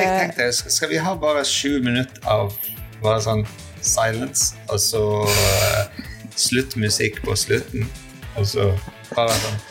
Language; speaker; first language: Norwegian; non-native, fluent; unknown